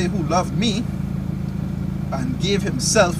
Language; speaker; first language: English; native; English